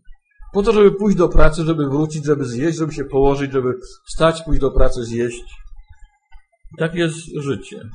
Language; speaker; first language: Polish; native; Polish